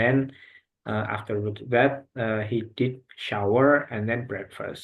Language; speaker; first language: English; non-native, local second language; Indonesian